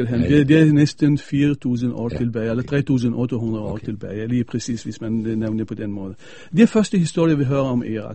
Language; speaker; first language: Danish; non-native, fluent; Arabic